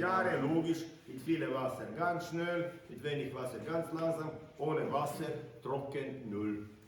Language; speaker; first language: German; non-native, learner; Croatian